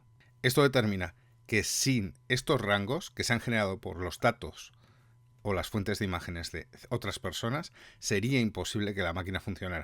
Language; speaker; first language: Spanish; native; Spanish